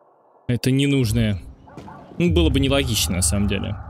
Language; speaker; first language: Russian; native; Russian